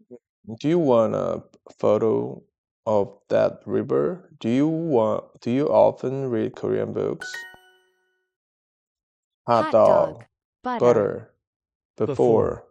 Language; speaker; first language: English; non-native, learner; Korean